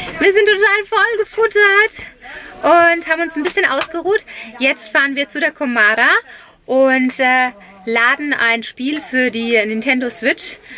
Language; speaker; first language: German; early bilingual, other home language; Italian